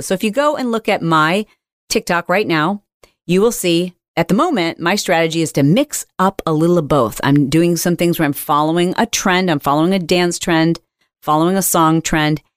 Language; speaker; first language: English; native; English